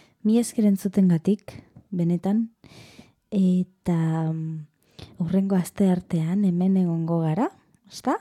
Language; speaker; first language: Basque; non-native, learner; Spanish